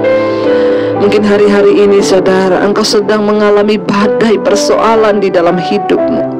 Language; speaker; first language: Indonesian; native; Indonesian